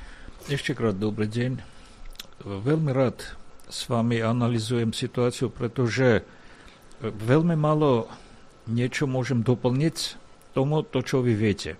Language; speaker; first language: Slovak; non-native, fluent; Armenian